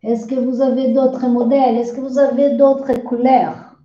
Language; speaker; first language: French; non-native, fluent; Portuguese